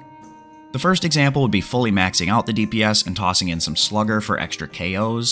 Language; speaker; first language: English; native; English